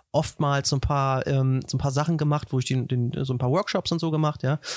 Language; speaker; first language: German; native; German